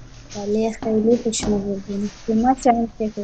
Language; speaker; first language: Persian; non-native, learner; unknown